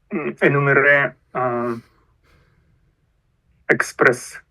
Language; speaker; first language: French; non-native, fluent; Russian